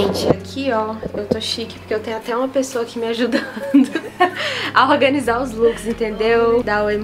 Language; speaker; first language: Portuguese; native; Portuguese